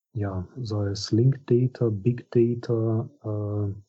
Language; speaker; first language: German; non-native, fluent; Russian